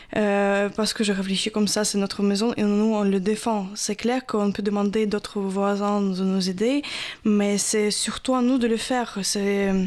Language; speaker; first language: French; non-native, fluent; Russian